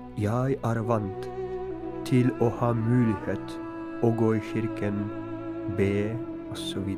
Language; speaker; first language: Norwegian; non-native, fluent; Polish